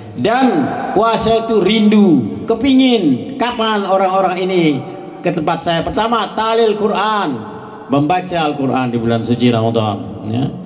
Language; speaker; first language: Indonesian; native; Indonesian